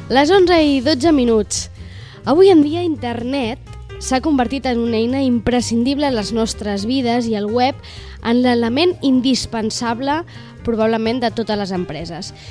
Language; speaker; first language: Catalan; native; Catalan